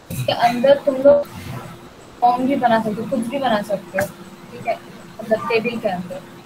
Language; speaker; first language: Hindi; non-native, local second language; Bangla